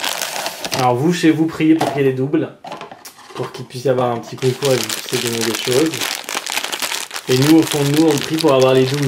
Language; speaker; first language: French; native; French